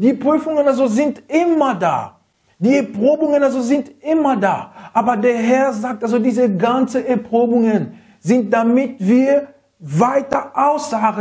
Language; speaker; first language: German; non-native, fluent; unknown